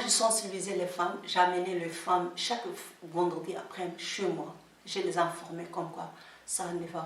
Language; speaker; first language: French; non-native, local second language; Somali